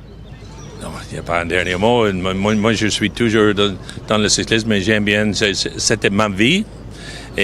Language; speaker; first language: French; non-native, fluent; English